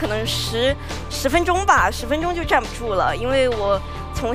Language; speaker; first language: Chinese; native; Chinese